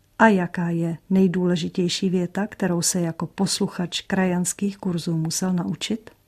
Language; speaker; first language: Czech; native; Czech